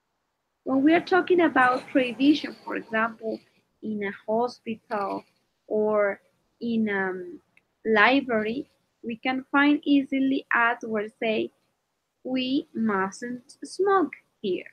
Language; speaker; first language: English; non-native, learner; Spanish